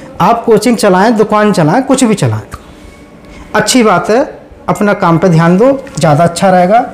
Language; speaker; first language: Hindi; native; Hindi